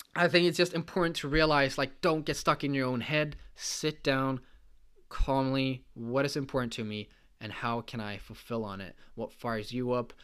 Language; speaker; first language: English; non-native, fluent; Swedish